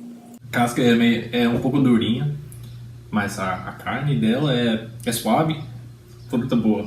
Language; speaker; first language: Portuguese; non-native, fluent; English